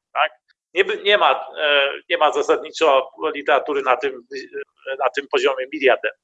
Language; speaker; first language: Polish; early bilingual, heritage; Polish